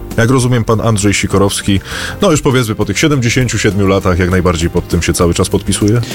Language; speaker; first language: Polish; native; Polish